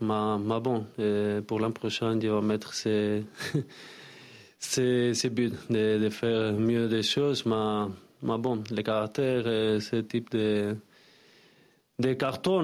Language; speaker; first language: French; non-native, learner; Spanish